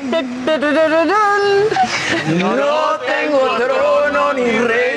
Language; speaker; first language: Spanish; native; Spanish